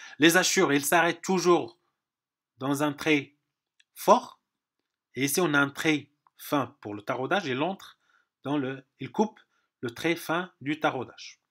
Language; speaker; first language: French; non-native, local second language; Arabic